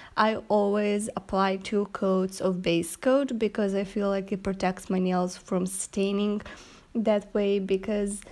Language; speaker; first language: English; non-native, fluent; Serbian